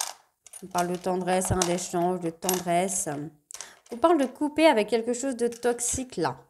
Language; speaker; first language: French; native; French